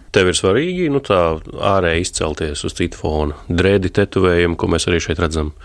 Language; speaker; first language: Latvian; native; Latvian